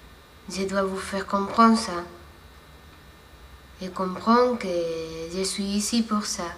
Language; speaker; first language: French; non-native, fluent; Spanish